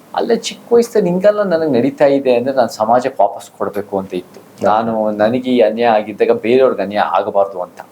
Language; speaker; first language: Kannada; early bilingual, heritage; Kannada